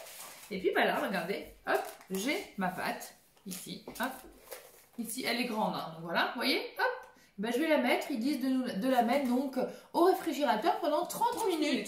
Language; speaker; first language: French; native; French